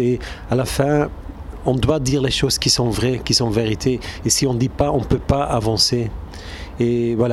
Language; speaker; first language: French; non-native, local second language; Turkish